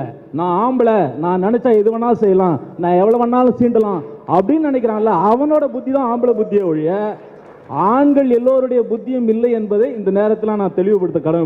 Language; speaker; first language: Tamil; native; Tamil